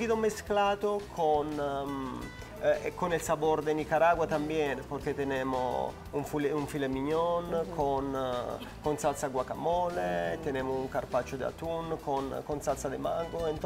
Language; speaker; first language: Spanish; non-native, learner; Italian